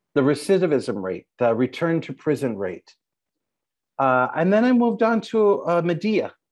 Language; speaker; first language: English; native; English